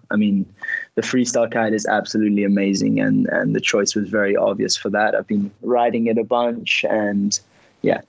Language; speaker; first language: English; early bilingual, heritage; Spanish